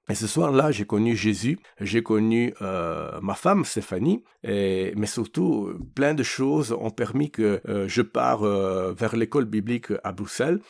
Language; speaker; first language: French; non-native, fluent; Italian